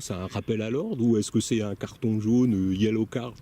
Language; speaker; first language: French; native; French